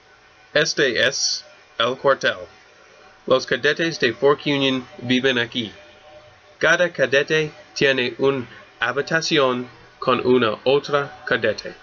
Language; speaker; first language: Spanish; non-native, learner; English